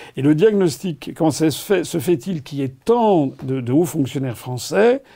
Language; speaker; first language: French; native; French